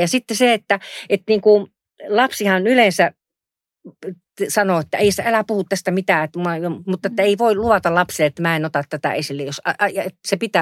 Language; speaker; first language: Finnish; native; Finnish